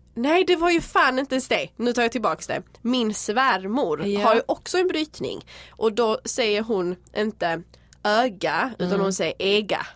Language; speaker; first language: Swedish; early bilingual, other home language; Serbian